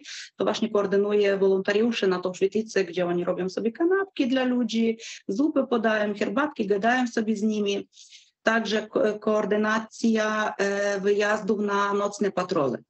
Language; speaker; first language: Polish; non-native, fluent; Ukrainian